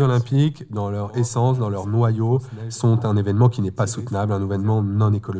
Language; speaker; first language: French; native; French